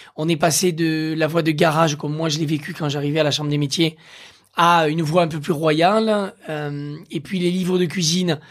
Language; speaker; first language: French; native; French